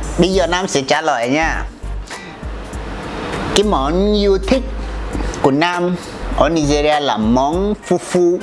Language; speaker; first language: Vietnamese; non-native, fluent; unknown